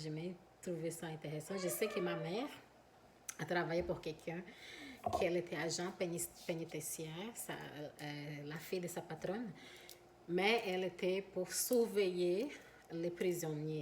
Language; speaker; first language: French; non-native, fluent; Portuguese